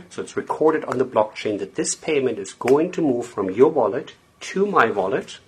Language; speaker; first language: English; non-native, fluent; German